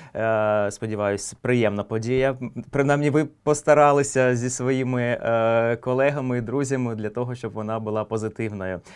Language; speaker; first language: Ukrainian; native; Ukrainian